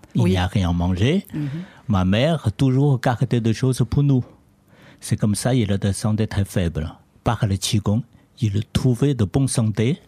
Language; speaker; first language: French; non-native, learner; Chinese